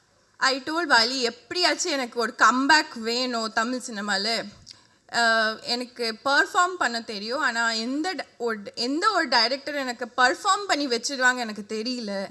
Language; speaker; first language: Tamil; non-native, fluent; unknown